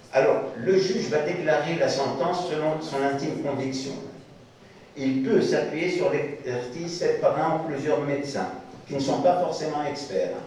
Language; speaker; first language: French; non-native, local second language; Arabic